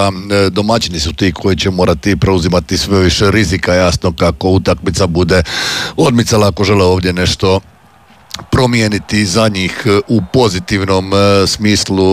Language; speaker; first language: Serbian; native; Serbian